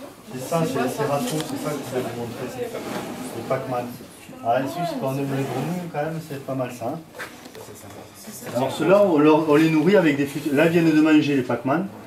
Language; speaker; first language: French; native; French